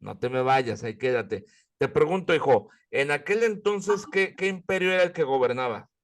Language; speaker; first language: Spanish; native; Spanish